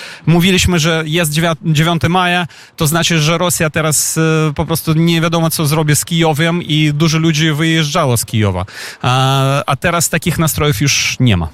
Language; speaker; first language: Polish; non-native, fluent; Ukrainian